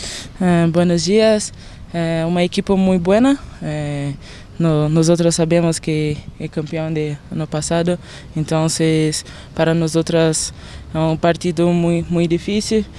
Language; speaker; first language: Spanish; non-native, learner; Portuguese